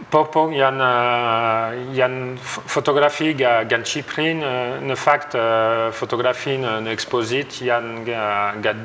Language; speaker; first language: Albanian; non-native, learner; French